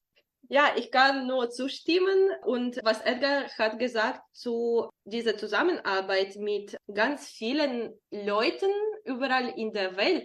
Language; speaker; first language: German; non-native, fluent; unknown